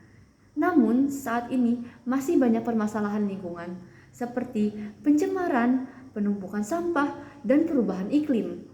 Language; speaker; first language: Indonesian; native; Indonesian